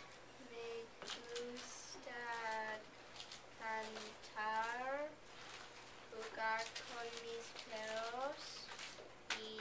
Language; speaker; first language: Spanish; non-native, learner; English